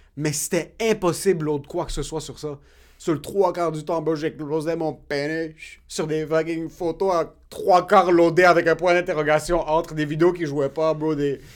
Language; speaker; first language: French; native; French